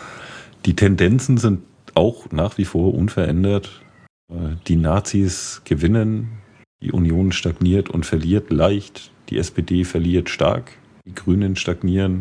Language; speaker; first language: German; native; German